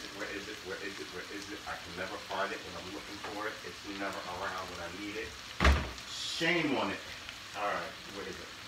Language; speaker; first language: English; native; English